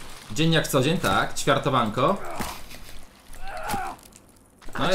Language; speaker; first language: Polish; native; Polish